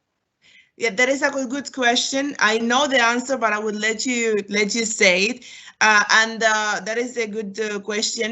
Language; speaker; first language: English; non-native, fluent; Romanian